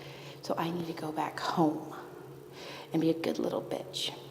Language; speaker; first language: English; native; English